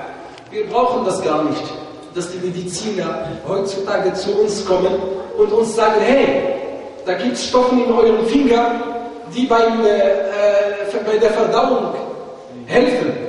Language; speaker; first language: German; non-native, fluent; Arabic